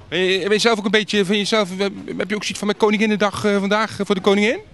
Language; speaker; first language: Dutch; native; Dutch